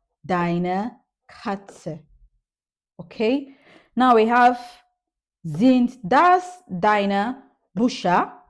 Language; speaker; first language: German; non-native, learner; English